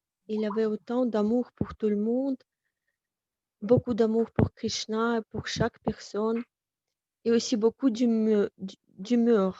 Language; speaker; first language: French; non-native, fluent; Russian